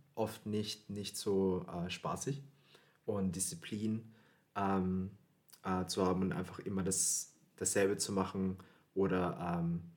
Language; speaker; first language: German; early bilingual, other home language; Filipino